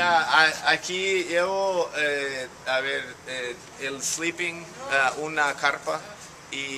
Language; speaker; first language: Spanish; non-native, fluent; English